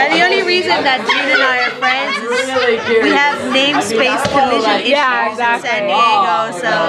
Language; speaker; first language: English; native; English